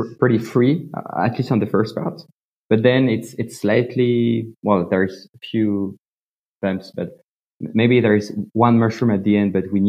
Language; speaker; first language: English; non-native, fluent; French